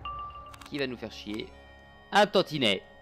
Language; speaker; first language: French; native; French